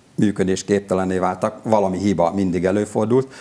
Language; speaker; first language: Hungarian; native; Hungarian